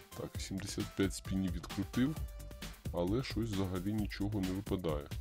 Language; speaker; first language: Ukrainian; non-native, local second language; Russian